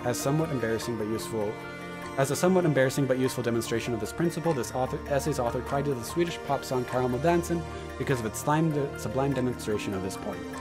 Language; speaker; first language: English; native; English